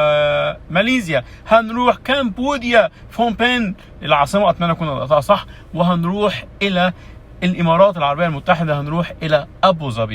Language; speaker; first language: Arabic; native; Arabic